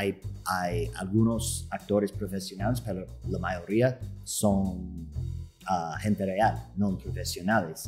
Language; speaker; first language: Spanish; non-native, fluent; English